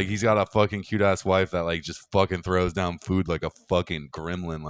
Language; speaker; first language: English; native; English